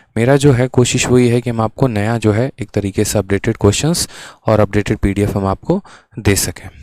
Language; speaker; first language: Hindi; native; Hindi